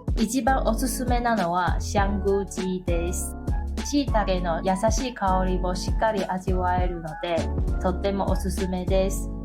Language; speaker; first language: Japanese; non-native, fluent; Chinese